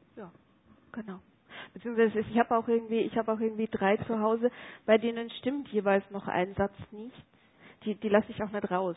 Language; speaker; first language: German; native; German